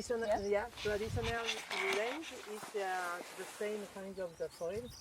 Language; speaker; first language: English; non-native, learner; Japanese